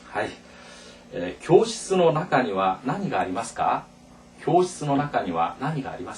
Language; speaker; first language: Japanese; non-native, fluent; Korean